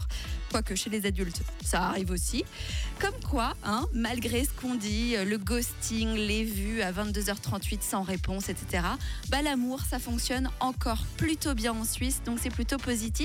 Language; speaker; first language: French; native; French